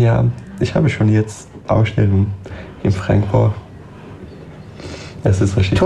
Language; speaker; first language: German; non-native, learner; Persian